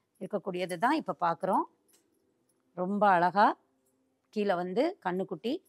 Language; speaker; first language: Tamil; native; Tamil